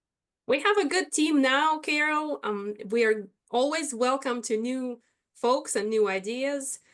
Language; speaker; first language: English; non-native, fluent; Russian